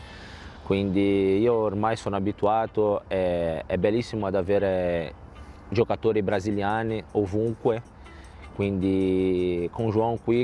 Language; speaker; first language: Italian; non-native, fluent; Portuguese